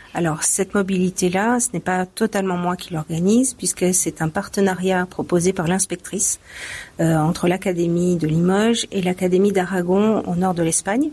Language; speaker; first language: French; native; French